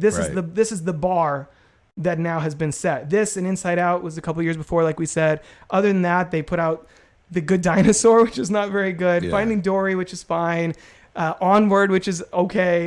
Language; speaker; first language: English; native; English